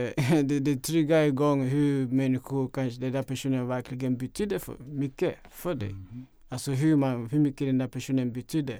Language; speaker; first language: Swedish; non-native, fluent; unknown